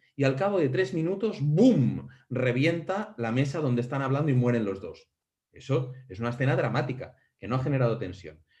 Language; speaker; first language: Spanish; non-native, local second language; Catalan